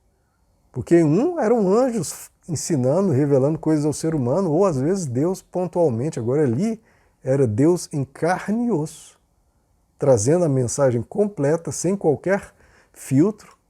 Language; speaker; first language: Portuguese; native; Portuguese